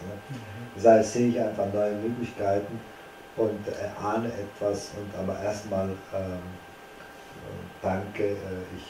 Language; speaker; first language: German; non-native, fluent; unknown